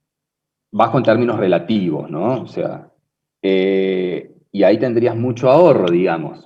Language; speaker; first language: Spanish; native; Spanish